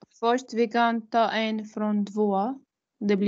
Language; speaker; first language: Swedish; non-native, learner; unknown